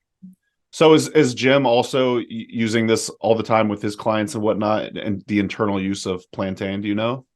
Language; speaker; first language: English; native; English